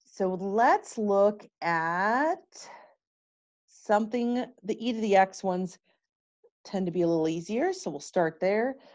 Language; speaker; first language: English; native; English